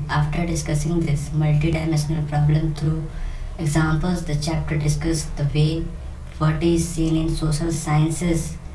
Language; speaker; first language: English; non-native, local second language; Hindi